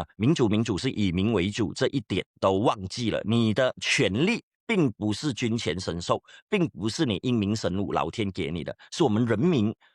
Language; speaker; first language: Chinese; native; Chinese